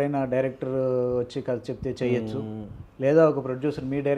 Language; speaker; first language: Telugu; native; Telugu